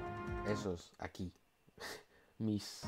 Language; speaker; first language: Spanish; non-native, learner; French